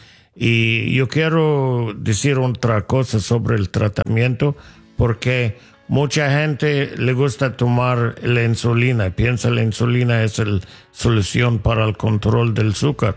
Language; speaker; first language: Spanish; non-native, learner; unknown